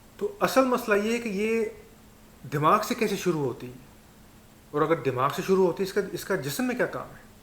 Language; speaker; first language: Urdu; non-native, local second language; Punjabi